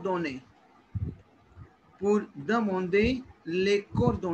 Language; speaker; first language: French; non-native, learner; Hindi